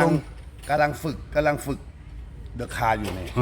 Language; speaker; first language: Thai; native; Thai